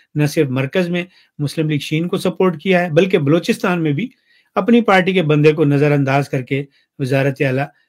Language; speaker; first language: Urdu; non-native, local second language; Punjabi